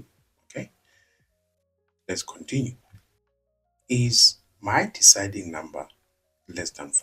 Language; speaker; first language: English; non-native, local second language; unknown